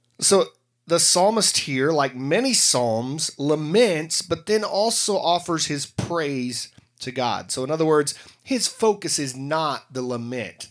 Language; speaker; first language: English; native; English